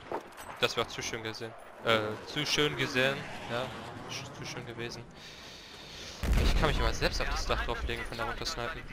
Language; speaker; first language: German; native; German